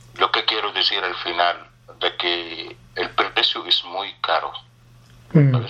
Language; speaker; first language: Spanish; non-native, fluent; Arabic